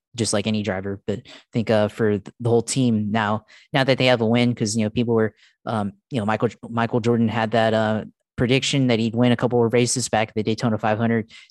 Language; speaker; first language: English; early bilingual, other home language; Filipino